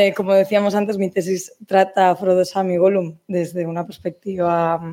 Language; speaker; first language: Spanish; native; Spanish